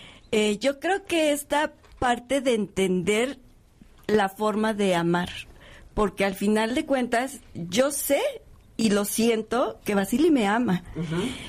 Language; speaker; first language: Spanish; native; Spanish